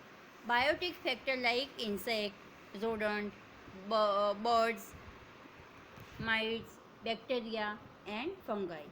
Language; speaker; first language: English; non-native, local second language; Hindi